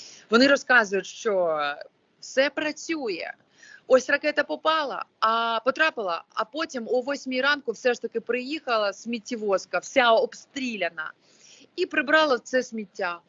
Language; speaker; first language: Ukrainian; non-native, local second language; Russian